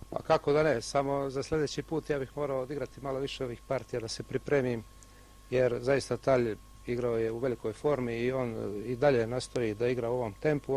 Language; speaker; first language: Bosnian; native; Bosnian